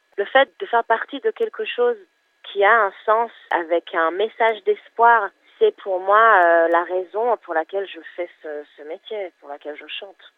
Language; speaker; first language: French; non-native, fluent; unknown